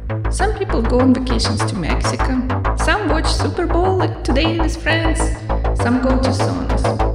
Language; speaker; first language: English; non-native, fluent; Ukrainian